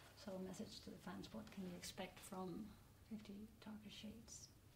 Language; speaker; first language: English; non-native, fluent; Spanish